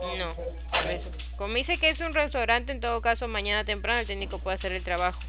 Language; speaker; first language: Spanish; native; Spanish